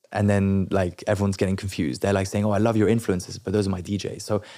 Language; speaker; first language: English; non-native, local second language; French